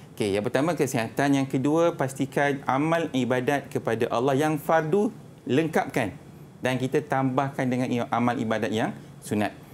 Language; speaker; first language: Malay; native; Malay